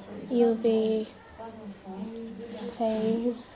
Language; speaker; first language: French; non-native, learner; English